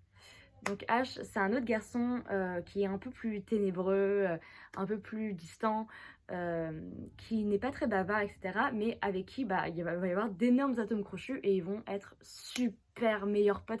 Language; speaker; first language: French; native; French